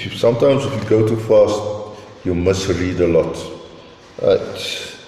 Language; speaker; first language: English; non-native, local second language; Afrikaans